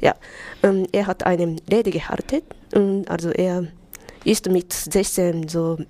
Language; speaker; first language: German; non-native, learner; Japanese